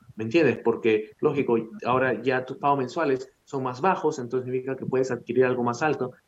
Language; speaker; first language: Spanish; early bilingual, heritage; Spanish